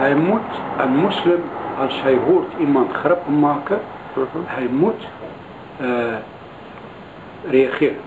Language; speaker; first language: Dutch; non-native, learner; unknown